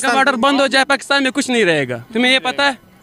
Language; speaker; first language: Hindi; non-native, fluent; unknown